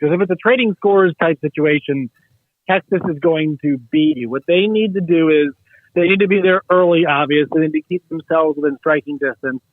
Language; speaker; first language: English; native; English